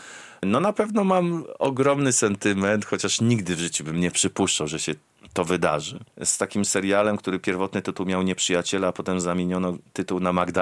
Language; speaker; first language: Polish; native; Polish